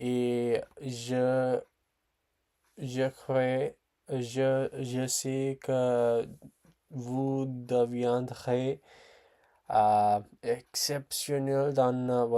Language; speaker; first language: French; non-native, learner; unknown